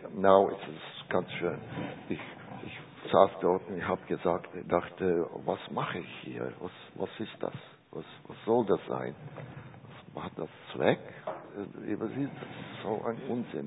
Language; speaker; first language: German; non-native, learner; Czech